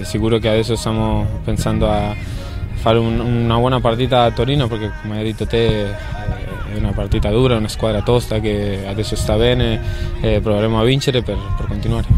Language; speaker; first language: Italian; non-native, fluent; Spanish